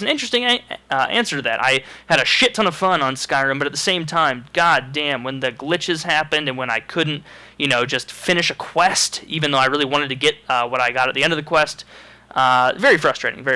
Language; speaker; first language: English; native; English